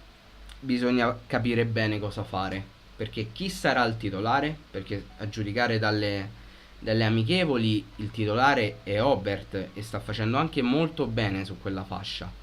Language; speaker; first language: Italian; native; Italian